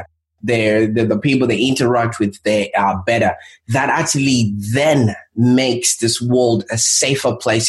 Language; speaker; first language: English; non-native, local second language; Shona